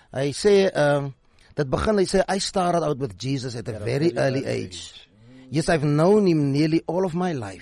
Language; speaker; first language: English; non-native, local second language; Afrikaans